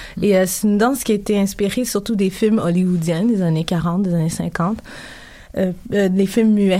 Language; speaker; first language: French; early bilingual, other home language; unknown